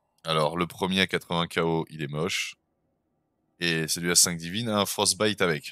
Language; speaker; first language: French; native; French